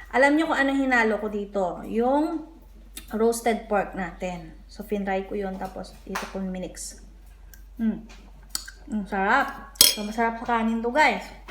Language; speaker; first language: Filipino; non-native, local second language; Cebuano